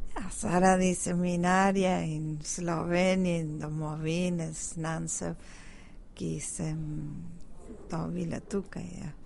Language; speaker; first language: Slovenian; early bilingual, heritage; Spanish